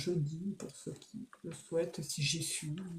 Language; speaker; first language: French; native; French